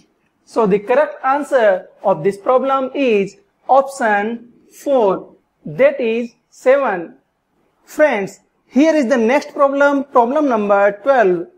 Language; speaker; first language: English; non-native, local second language; Hindi